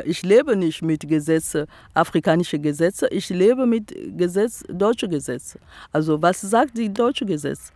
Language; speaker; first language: German; non-native, fluent; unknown